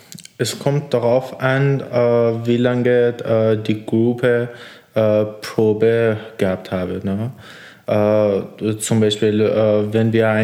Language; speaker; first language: German; non-native, learner; Persian